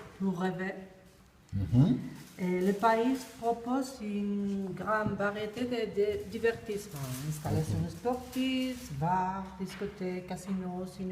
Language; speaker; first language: French; non-native, learner; Spanish